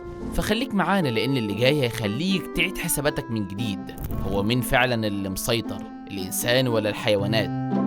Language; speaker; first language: Arabic; native; Arabic